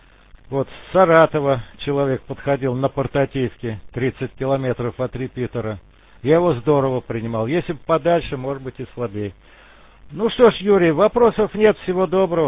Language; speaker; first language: Russian; native; Russian